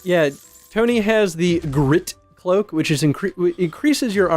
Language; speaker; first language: English; native; English